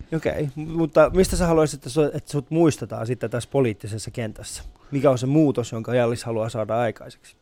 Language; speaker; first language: Finnish; early bilingual, other home language; Persian